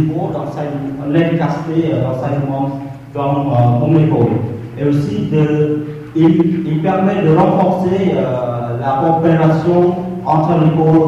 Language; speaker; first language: French; non-native, fluent; Khmer